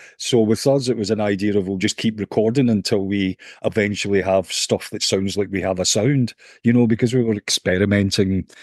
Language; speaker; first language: English; native; English